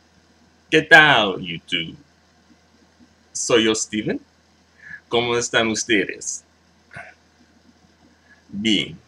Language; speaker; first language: Spanish; non-native, learner; English